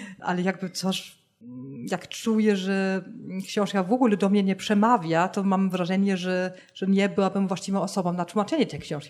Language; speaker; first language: Polish; non-native, fluent; German